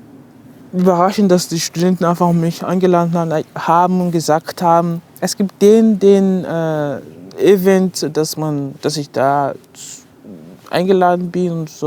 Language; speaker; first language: German; non-native, fluent; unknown